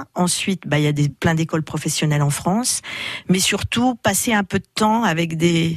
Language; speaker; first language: French; native; French